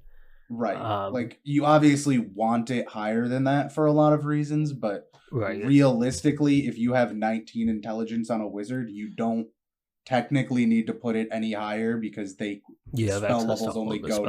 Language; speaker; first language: English; native; English